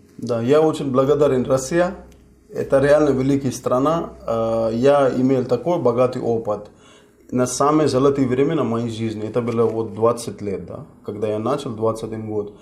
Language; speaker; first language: Russian; non-native, fluent; Hindi